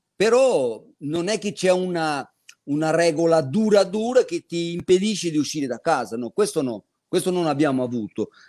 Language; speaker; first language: Italian; non-native, fluent; Portuguese